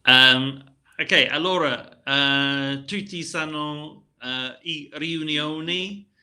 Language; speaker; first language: Italian; non-native, learner; English